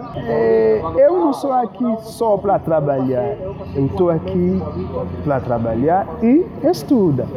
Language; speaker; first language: Portuguese; non-native, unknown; Haitian Creole